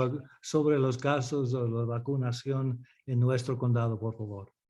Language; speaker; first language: Spanish; early bilingual, heritage; English